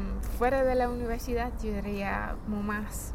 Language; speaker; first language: Spanish; non-native, fluent; English